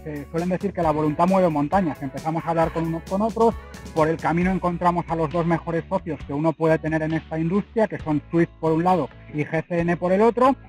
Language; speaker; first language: Spanish; native; Spanish